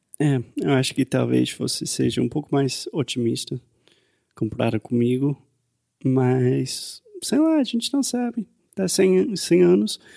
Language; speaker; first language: Portuguese; non-native, fluent; English